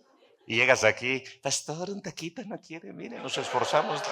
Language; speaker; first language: Spanish; native; Spanish